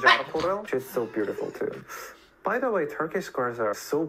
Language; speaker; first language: English; non-native, fluent; Korean